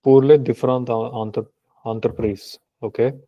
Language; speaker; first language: French; non-native, learner; Punjabi